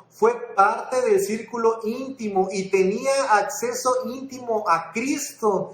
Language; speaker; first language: Spanish; native; Spanish